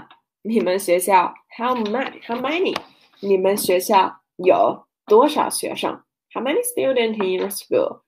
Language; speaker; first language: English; non-native, learner; Chinese